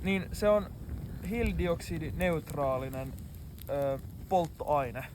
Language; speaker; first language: Finnish; non-native, local second language; Swedish